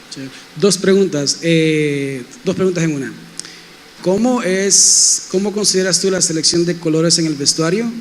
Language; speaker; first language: Spanish; native; Spanish